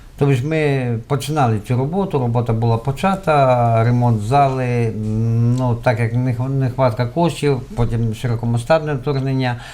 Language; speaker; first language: Ukrainian; native; Ukrainian